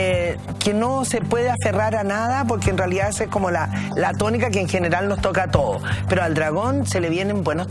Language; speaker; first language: Spanish; native; Spanish